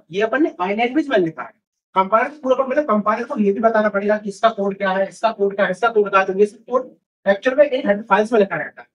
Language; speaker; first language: Hindi; native; Hindi